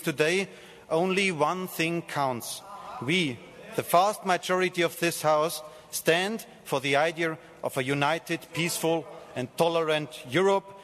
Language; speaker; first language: English; non-native, fluent; German